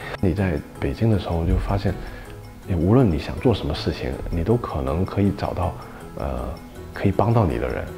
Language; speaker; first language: Chinese; non-native, local second language; Cantonese